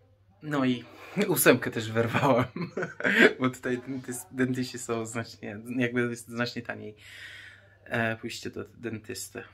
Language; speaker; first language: Polish; non-native, fluent; Persian